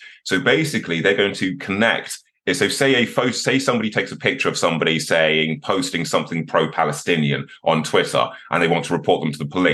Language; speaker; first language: English; native; English